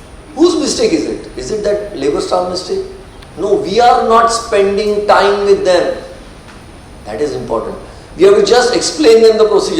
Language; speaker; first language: English; non-native, local second language; Marathi